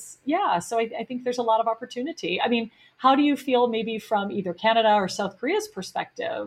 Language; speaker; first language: English; native; English